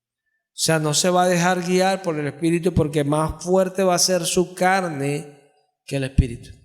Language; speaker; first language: Spanish; native; Spanish